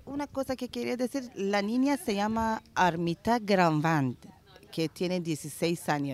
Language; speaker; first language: Spanish; non-native, learner; Persian